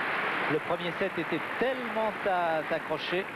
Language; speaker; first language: French; native; French